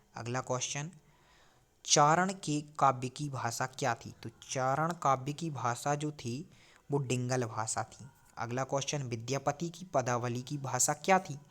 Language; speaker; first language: Hindi; native; Hindi